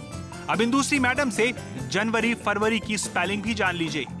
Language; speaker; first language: Hindi; native; Hindi